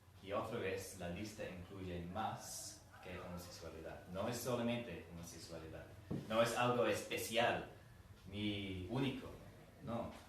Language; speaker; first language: Spanish; non-native, fluent; English